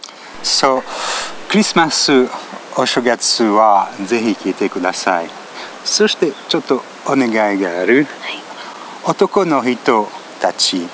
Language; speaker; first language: Japanese; non-native, learner; French